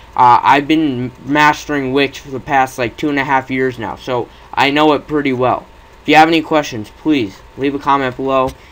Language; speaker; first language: English; native; English